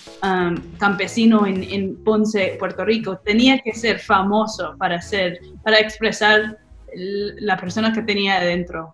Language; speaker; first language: Spanish; non-native, fluent; English